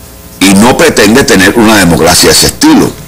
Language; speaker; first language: Spanish; native; Spanish